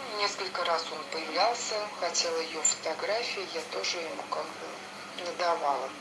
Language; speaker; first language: Russian; native; Russian